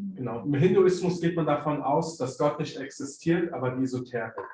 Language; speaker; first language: German; native; German